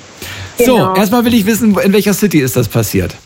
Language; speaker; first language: German; native; German